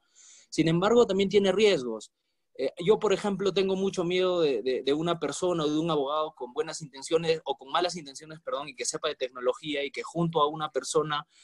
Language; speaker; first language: Spanish; native; Spanish